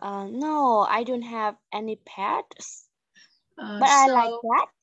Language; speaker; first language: English; non-native, learner; Vietnamese